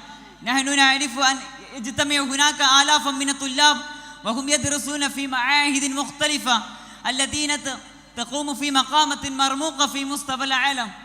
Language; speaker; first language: Arabic; non-native, learner; Malayalam